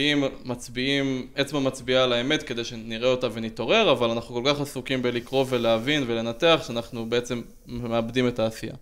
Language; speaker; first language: Hebrew; native; Hebrew